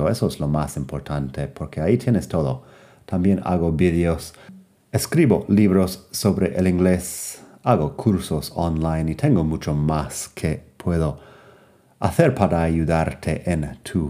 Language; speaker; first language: Spanish; non-native, fluent; English